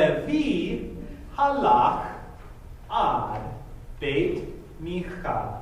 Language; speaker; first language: Hebrew; non-native, fluent; English